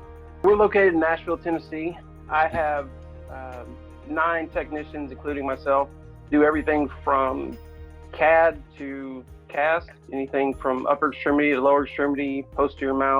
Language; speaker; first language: English; native; English